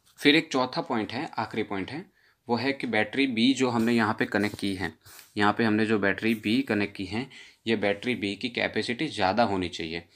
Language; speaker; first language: Hindi; non-native, local second language; Gujarati